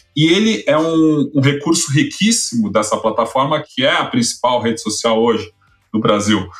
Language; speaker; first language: Portuguese; native; Portuguese